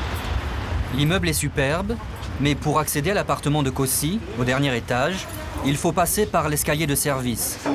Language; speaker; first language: French; native; French